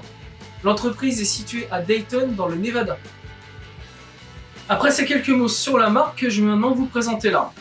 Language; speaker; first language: French; native; French